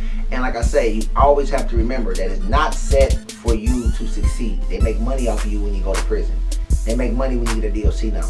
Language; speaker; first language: English; native; English